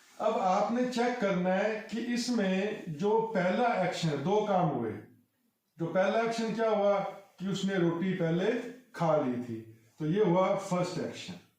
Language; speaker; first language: Hindi; non-native, local second language; Punjabi